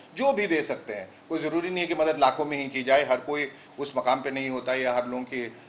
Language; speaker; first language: Hindi; native; Hindi